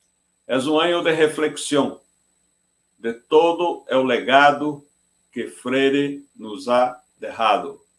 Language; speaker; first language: Spanish; non-native, fluent; Portuguese